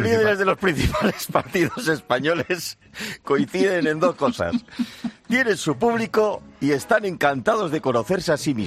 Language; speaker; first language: Spanish; native; Spanish